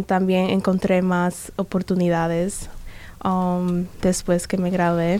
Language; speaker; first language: Spanish; early bilingual, other home language; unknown